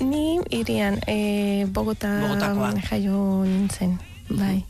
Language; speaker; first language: Basque; non-native, fluent; Spanish